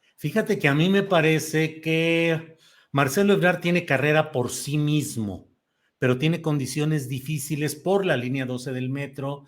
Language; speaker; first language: Spanish; native; Spanish